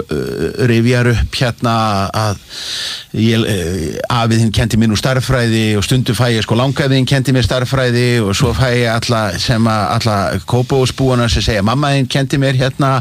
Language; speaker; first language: Icelandic; native; Icelandic